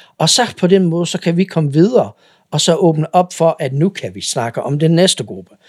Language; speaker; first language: Danish; non-native, fluent; English